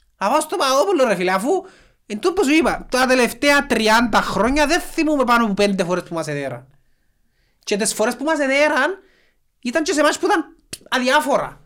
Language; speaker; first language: Greek; native; Greek